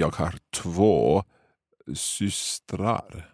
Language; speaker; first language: Swedish; non-native, learner; English